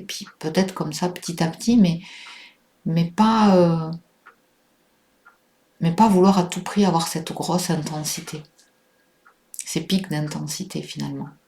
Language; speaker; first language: French; native; French